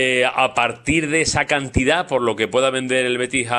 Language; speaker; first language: Spanish; native; Spanish